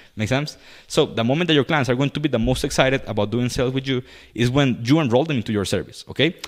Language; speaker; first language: English; non-native, fluent; Spanish